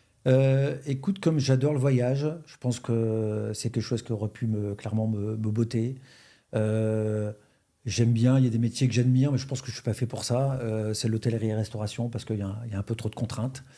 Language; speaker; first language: French; native; French